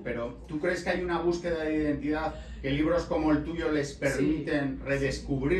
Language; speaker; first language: Spanish; native; Spanish